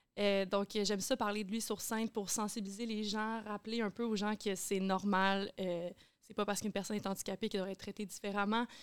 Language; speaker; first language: French; native; French